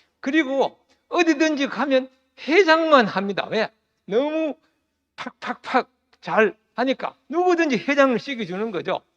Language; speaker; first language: Korean; native; Korean